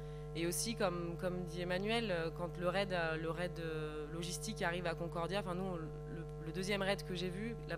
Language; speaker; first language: French; native; French